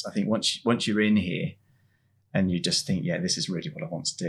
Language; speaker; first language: English; native; English